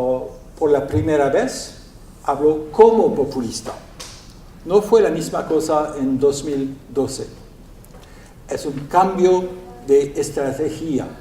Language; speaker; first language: Spanish; non-native, learner; French